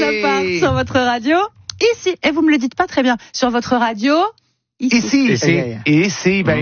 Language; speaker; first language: French; native; French